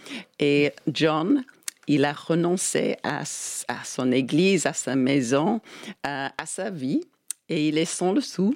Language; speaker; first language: French; non-native, fluent; English